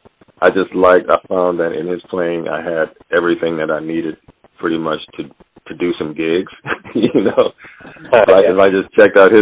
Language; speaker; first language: English; native; English